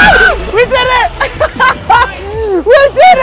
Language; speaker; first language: English; native; English